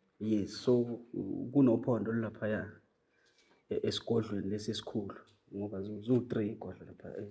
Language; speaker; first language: Zulu; native; Zulu